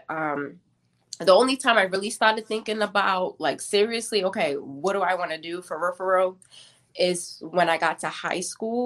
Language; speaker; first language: English; native; English